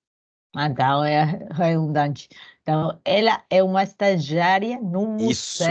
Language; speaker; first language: Portuguese; non-native, learner; Spanish